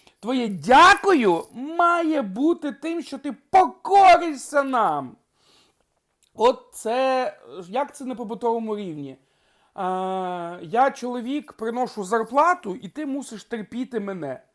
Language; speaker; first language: Ukrainian; native; Ukrainian